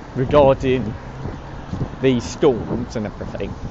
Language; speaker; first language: English; native; English